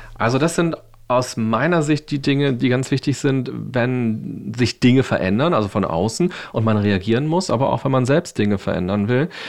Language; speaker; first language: German; native; German